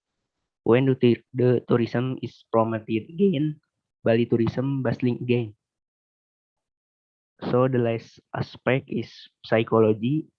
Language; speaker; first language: English; non-native, learner; Indonesian